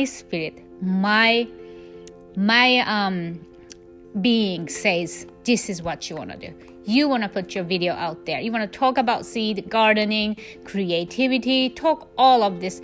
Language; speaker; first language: English; non-native, fluent; Japanese